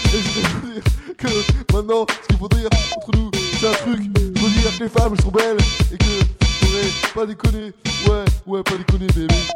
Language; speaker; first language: French; native; French